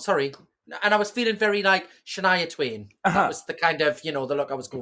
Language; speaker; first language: English; native; English